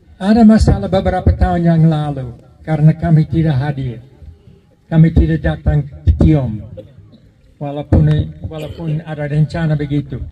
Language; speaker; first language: Indonesian; non-native, fluent; English